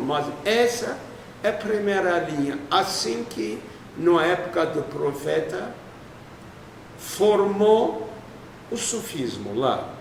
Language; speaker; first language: Portuguese; non-native, fluent; Turkish